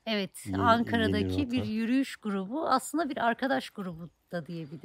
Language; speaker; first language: Turkish; native; Turkish